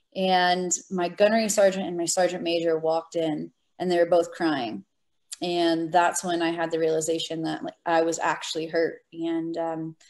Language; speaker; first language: English; native; English